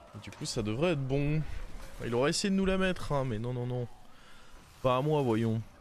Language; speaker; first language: French; native; French